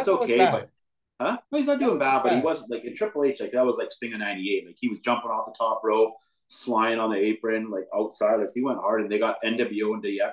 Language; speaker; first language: English; native; English